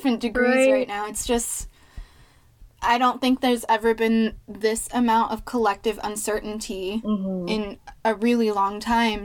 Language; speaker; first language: English; early bilingual, other home language; Spanish